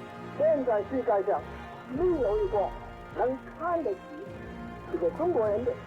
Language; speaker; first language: Chinese; non-native, local second language; Cantonese